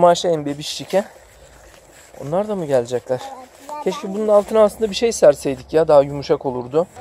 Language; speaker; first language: Turkish; native; Turkish